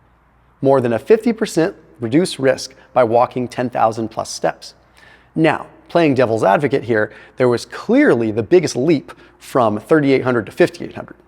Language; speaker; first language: English; native; English